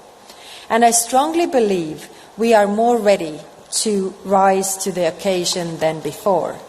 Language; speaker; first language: English; non-native, fluent; Estonian